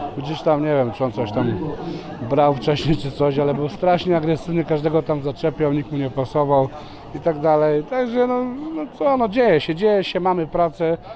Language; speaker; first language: Polish; non-native, fluent; Serbian